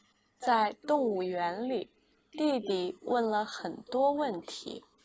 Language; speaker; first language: Chinese; non-native, fluent; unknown